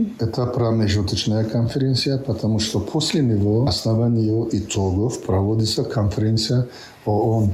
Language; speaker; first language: Russian; non-native, local second language; Tajik